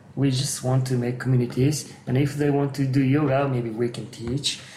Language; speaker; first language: English; non-native, fluent; Japanese